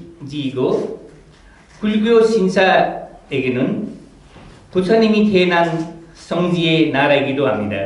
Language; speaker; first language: Korean; non-native, fluent; Nepali